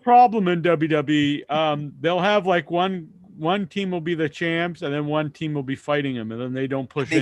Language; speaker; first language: English; native; English